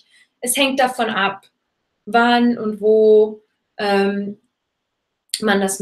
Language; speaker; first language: German; non-native, fluent; English